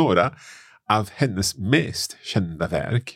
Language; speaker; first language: Swedish; non-native, learner; English